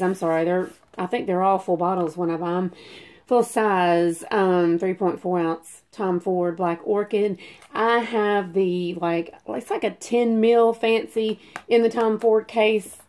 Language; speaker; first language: English; native; English